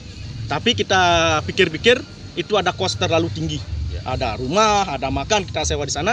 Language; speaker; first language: Indonesian; non-native, local second language; Balinese